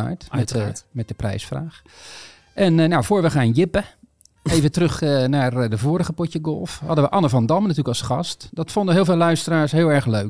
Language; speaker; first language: Dutch; native; Dutch